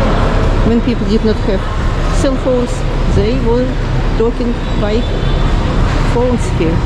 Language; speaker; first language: English; non-native, fluent; Russian